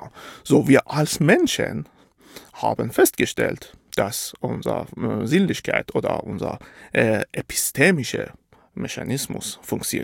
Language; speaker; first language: German; non-native, fluent; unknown